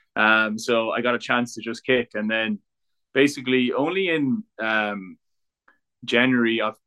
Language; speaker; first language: English; native; English